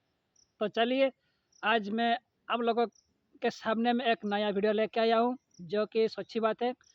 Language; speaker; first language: Hindi; non-native, local second language; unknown